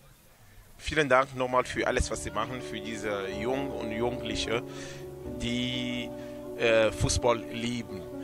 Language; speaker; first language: German; non-native, learner; French